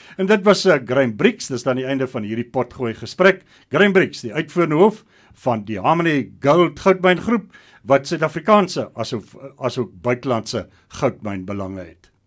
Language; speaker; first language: Afrikaans; native; Afrikaans